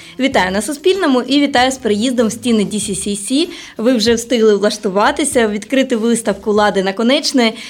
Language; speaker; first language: Ukrainian; native; Ukrainian